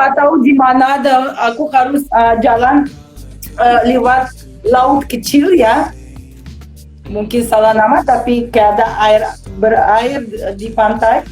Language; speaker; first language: Indonesian; non-native, fluent; Russian